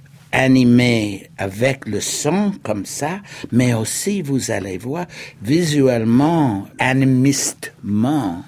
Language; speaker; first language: French; non-native, fluent; English